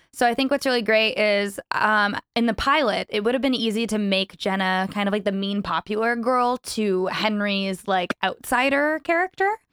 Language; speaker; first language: English; native; English